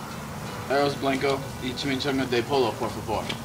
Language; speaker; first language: Spanish; non-native, learner; English